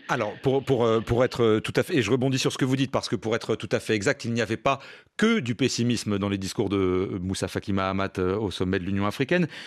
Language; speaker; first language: French; native; French